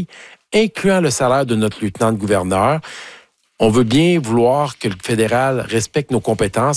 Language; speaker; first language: French; native; French